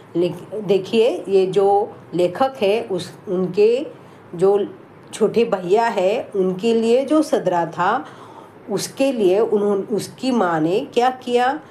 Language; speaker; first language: Hindi; non-native, local second language; Marathi